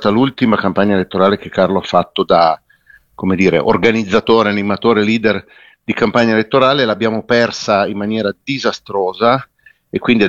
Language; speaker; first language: Italian; native; Italian